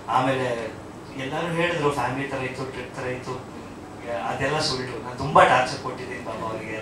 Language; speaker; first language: Kannada; native; Kannada